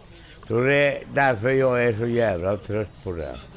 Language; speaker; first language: Swedish; non-native, local second language; Finnish